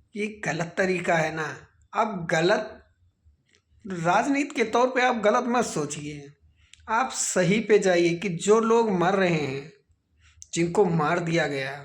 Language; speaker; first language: Hindi; native; Hindi